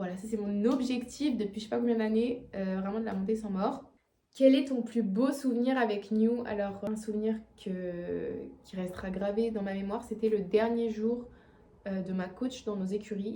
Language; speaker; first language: French; native; French